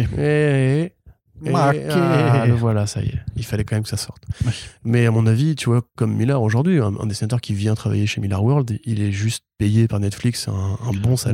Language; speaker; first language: French; native; French